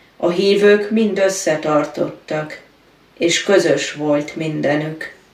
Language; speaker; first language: Hungarian; native; Hungarian